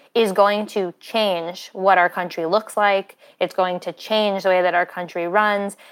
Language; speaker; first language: English; native; English